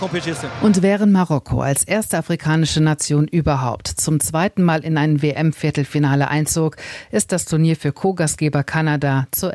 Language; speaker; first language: German; native; German